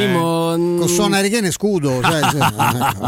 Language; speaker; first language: Italian; native; Italian